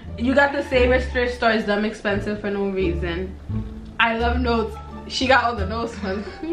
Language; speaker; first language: English; native; English